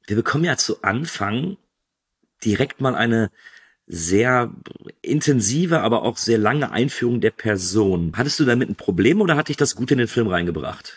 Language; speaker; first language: German; native; German